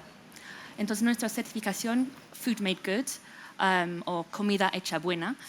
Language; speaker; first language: Spanish; non-native, fluent; English